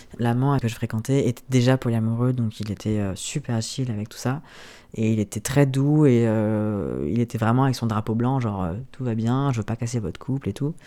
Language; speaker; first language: French; native; French